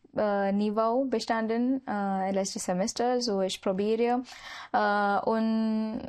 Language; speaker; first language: German; non-native, learner; Marathi